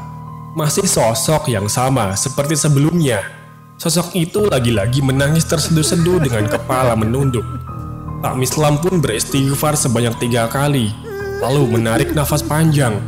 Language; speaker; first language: Indonesian; native; Indonesian